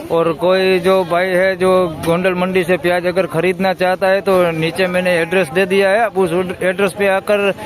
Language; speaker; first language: Hindi; non-native, local second language; Gujarati